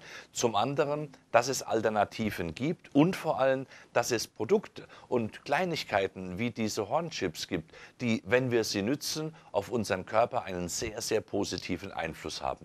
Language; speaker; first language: German; native; German